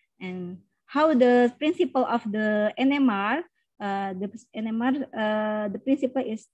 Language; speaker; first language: English; non-native, learner; Indonesian